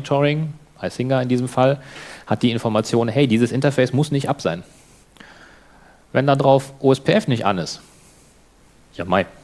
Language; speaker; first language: German; native; German